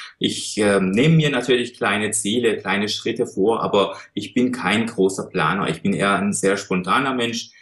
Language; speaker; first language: German; non-native, fluent; Persian